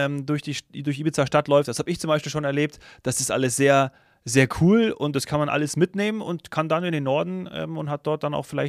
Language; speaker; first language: German; native; German